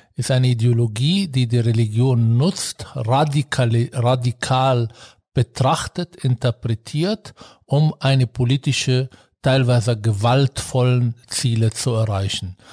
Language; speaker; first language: German; non-native, fluent; Arabic